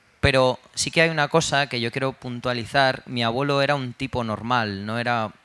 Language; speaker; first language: Spanish; early bilingual, other home language; Romanian